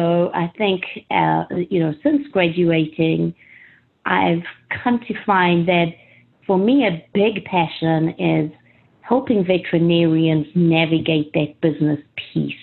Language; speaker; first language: English; native; English